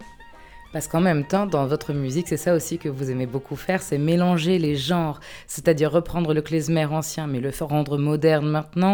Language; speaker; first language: French; native; French